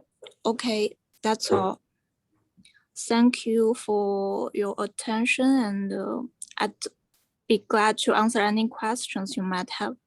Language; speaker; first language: English; non-native, fluent; Chinese